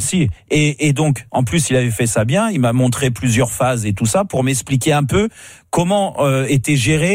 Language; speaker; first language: French; native; French